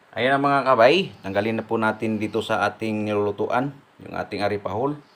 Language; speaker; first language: Filipino; non-native, local second language; Cebuano